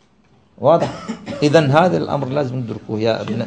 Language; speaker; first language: Arabic; native; Arabic